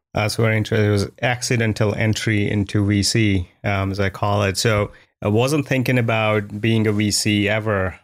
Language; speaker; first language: English; non-native, local second language; Hindi